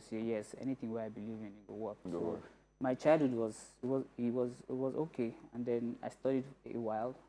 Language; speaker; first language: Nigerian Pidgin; native; Nigerian Pidgin